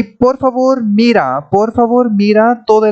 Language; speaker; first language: Spanish; non-native, fluent; Hindi